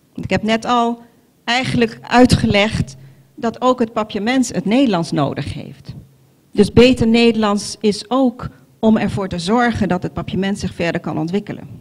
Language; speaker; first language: Dutch; non-native, local second language; Papiamento